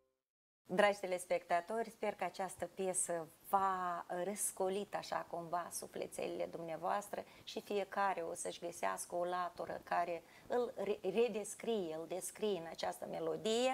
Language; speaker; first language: Romanian; native; Romanian